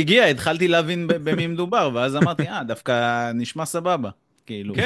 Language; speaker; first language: Hebrew; native; Hebrew